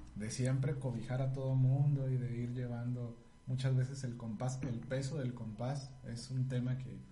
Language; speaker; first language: Spanish; native; Spanish